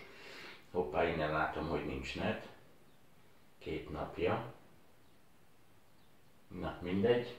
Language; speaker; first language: Hungarian; native; Hungarian